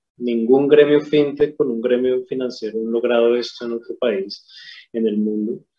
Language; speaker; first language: Spanish; native; Spanish